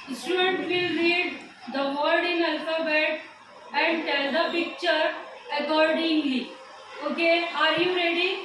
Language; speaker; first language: English; non-native, local second language; Urdu